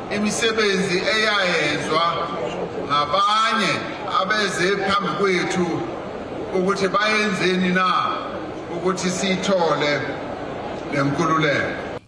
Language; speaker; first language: Zulu; non-native, local second language; Venda